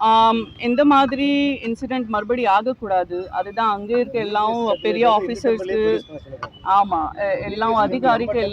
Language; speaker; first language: Tamil; non-native, learner; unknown